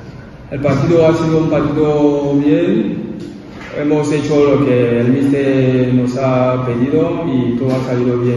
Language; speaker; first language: Spanish; non-native, learner; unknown